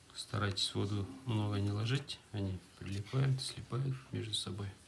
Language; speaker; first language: Russian; non-native, local second language; Kazakh